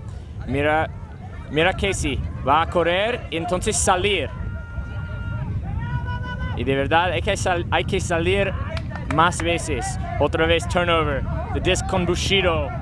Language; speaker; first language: Spanish; non-native, learner; English